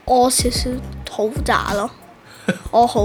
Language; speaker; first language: Cantonese; early bilingual, heritage; Cantonese